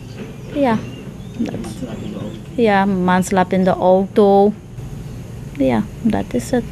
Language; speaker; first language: Dutch; non-native, local second language; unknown